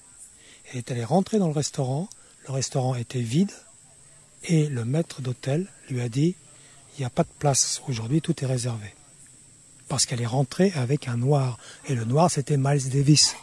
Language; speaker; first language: French; native; French